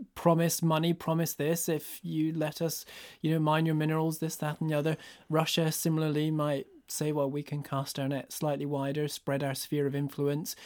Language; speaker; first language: English; native; English